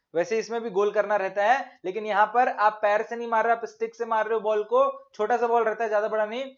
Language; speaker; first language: Hindi; native; Hindi